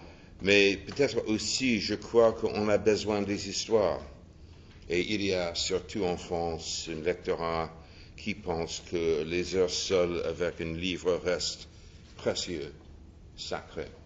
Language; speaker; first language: French; non-native, fluent; English